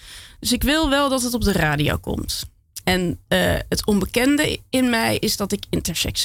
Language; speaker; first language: Dutch; native; Dutch